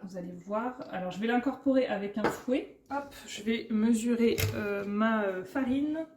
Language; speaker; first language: French; native; French